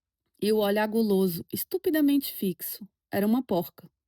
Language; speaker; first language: Portuguese; native; Portuguese